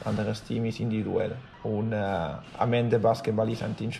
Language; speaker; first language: German; non-native, fluent; Spanish